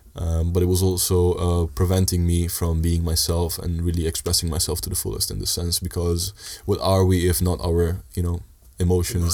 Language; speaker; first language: English; early bilingual, heritage; Dutch